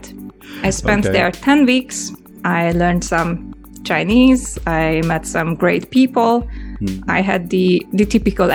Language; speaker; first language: English; non-native, fluent; Hungarian